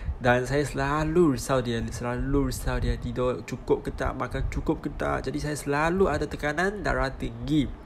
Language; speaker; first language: Malay; non-native, local second language; Chinese